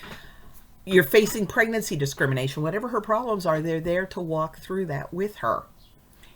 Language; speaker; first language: English; native; English